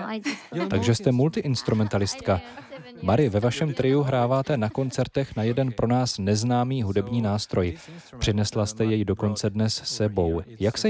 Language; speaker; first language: Czech; native; Czech